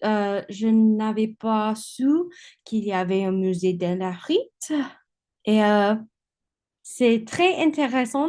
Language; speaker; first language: French; non-native, learner; English